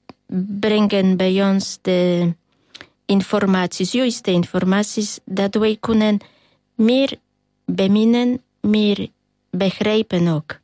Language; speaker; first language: Dutch; non-native, fluent; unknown